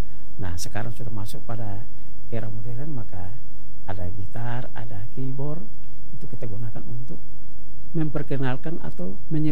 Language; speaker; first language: Indonesian; non-native, local second language; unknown